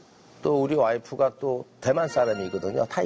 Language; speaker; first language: Korean; native; Korean